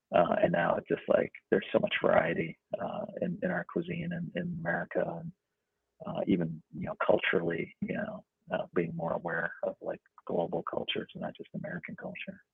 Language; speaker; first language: English; native; English